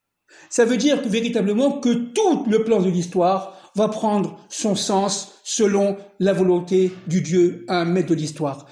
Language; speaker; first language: French; native; French